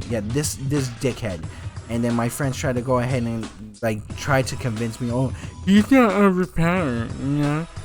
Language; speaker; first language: English; native; English